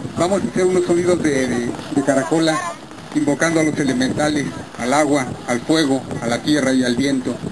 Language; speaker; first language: Spanish; native; Spanish